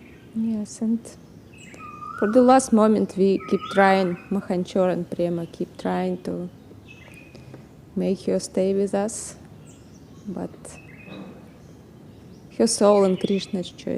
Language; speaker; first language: English; non-native, learner; Russian